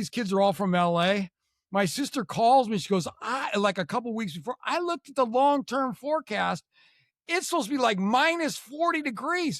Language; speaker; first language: English; native; English